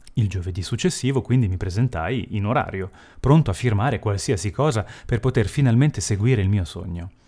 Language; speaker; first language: Italian; early bilingual, heritage; Italian